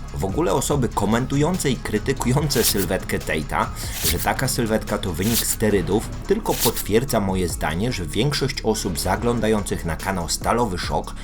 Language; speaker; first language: Polish; native; Polish